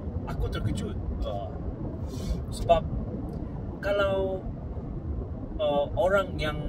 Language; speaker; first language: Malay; non-native, fluent; Korean